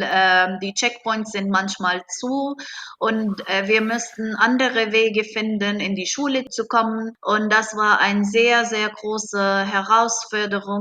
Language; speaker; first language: German; non-native, fluent; Arabic